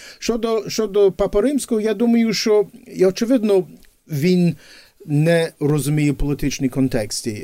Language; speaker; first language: Ukrainian; early bilingual, heritage; English